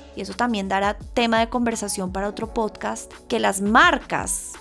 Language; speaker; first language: Spanish; native; Spanish